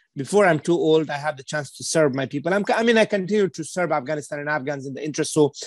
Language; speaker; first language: English; non-native, fluent; Persian